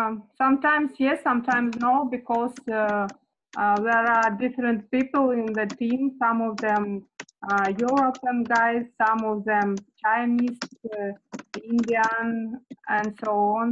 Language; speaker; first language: English; non-native, learner; Russian